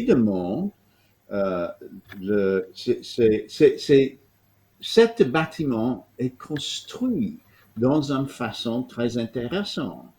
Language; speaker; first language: French; non-native, fluent; English